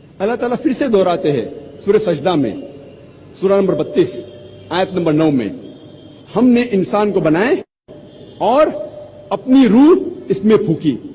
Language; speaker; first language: Urdu; non-native, local second language; Konkani